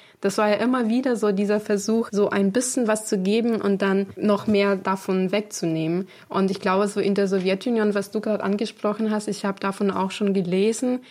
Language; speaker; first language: German; non-native, fluent; Ukrainian